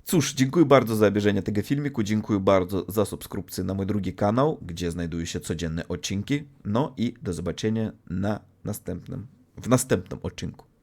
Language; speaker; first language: Polish; non-native, fluent; Russian